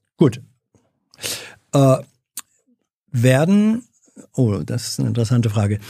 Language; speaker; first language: German; native; German